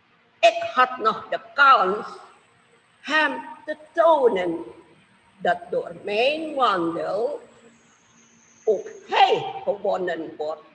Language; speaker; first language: Dutch; non-native, fluent; Indonesian